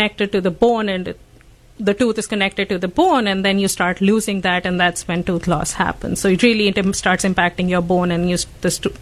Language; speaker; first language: English; non-native, local second language; Hindi